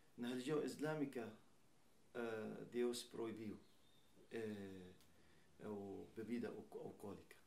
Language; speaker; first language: Portuguese; non-native, learner; Arabic